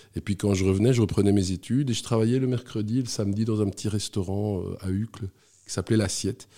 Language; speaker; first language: French; native; French